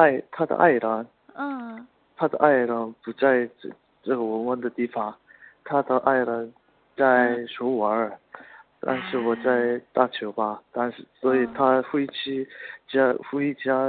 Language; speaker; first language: Chinese; non-native, learner; Korean